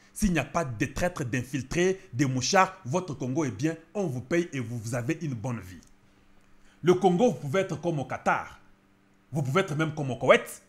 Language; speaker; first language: French; non-native, local second language; Lingala